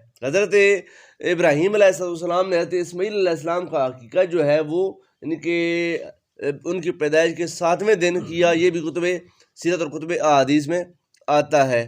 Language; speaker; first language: Urdu; native; Urdu